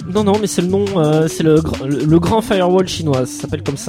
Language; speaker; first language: French; native; French